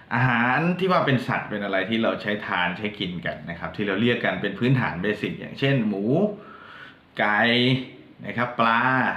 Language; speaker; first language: Thai; non-native, local second language; Northern Khmer